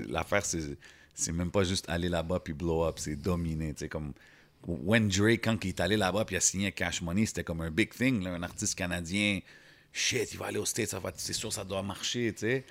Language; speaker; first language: French; early bilingual, other home language; Arabic